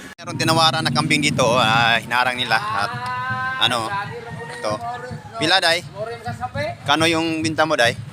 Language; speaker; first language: Filipino; non-native, local second language; Cebuano